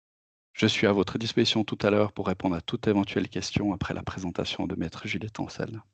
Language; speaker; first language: French; native; French